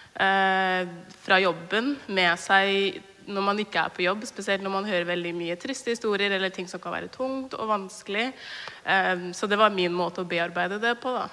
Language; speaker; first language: Norwegian; early bilingual, other home language; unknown